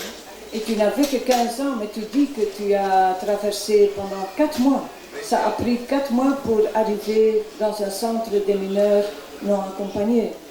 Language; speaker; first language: French; non-native, local second language; Dutch